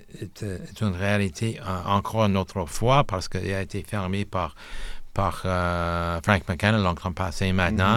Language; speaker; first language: French; non-native, local second language; English